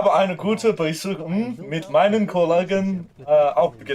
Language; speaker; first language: German; non-native, learner; English